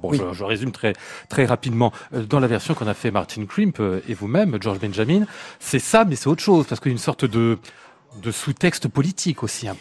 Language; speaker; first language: French; native; French